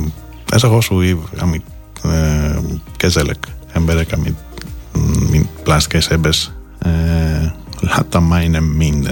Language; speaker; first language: Hungarian; non-native, fluent; Greek